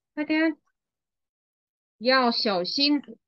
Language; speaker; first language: Chinese; non-native, fluent; Vietnamese